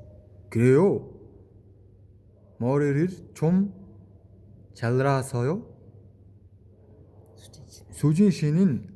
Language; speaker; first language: Korean; non-native, learner; Mongolian